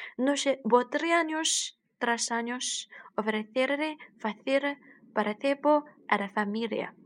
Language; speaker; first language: Spanish; non-native, learner; Chinese